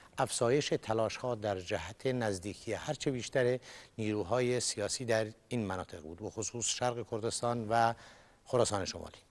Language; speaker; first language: Persian; non-native, local second language; Kurdish